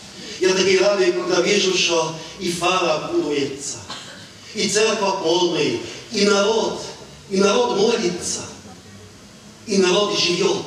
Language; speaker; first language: Ukrainian; non-native, local second language; Hungarian